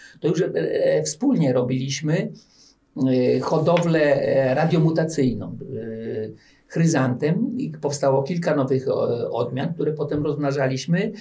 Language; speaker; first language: Polish; native; Polish